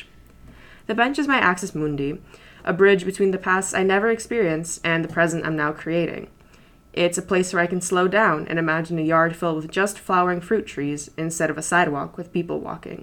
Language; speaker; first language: English; early bilingual, other home language; Polish